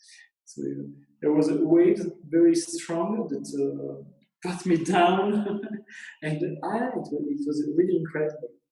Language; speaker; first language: English; non-native, learner; Italian